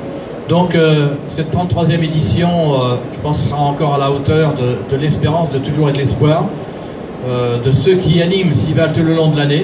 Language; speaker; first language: French; native; French